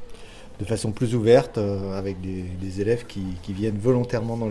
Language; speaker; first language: French; native; French